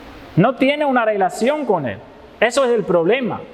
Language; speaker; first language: Spanish; non-native, fluent; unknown